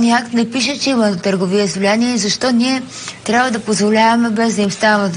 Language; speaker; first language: Bulgarian; native; Bulgarian